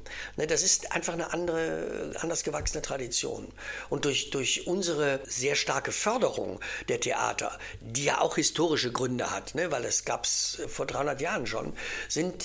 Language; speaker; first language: German; native; German